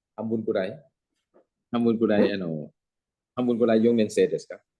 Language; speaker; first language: Japanese; non-native, fluent; Thai